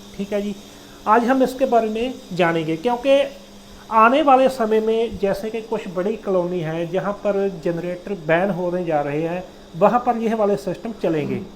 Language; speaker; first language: Hindi; native; Hindi